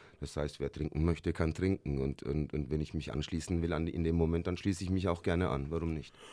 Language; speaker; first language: German; early bilingual, other home language; Turkish